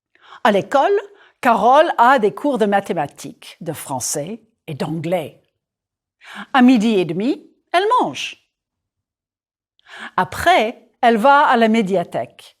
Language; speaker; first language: French; non-native, fluent; English